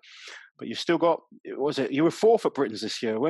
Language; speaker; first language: English; native; English